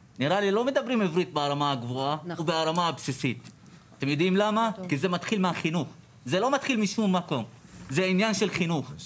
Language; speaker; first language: Hebrew; non-native, local second language; Arabic